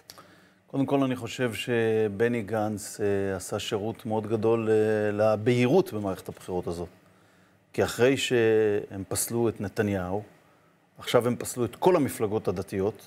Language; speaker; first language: Hebrew; native; Hebrew